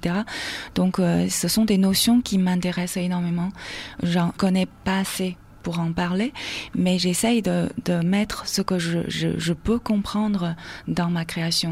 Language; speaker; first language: French; non-native, fluent; Chinese